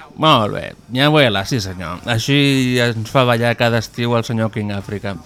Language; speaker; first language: Catalan; native; Catalan